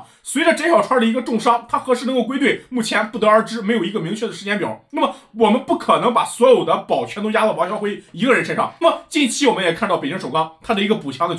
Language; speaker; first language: Chinese; native; Chinese